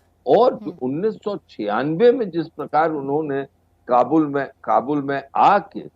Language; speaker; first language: Hindi; native; Hindi